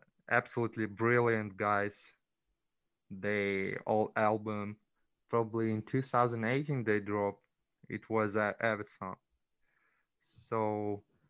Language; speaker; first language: English; non-native, learner; Russian